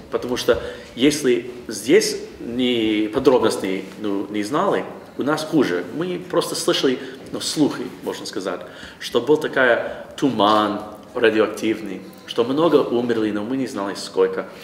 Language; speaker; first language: Russian; non-native, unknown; English